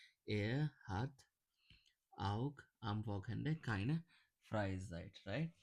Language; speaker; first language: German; non-native, learner; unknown